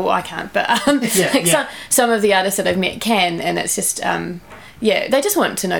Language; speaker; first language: English; native; English